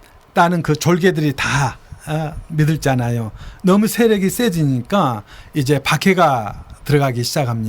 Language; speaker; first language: Korean; native; Korean